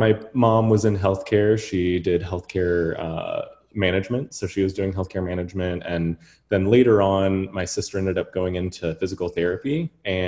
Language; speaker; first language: English; native; English